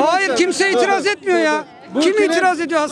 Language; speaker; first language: Turkish; native; Turkish